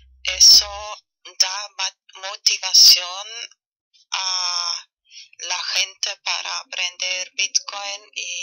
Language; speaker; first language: Spanish; non-native, fluent; German